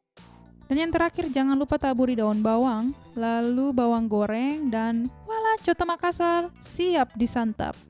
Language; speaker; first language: Indonesian; native; Indonesian